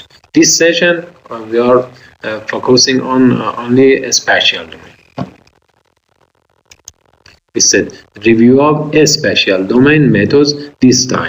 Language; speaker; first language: English; non-native, fluent; Persian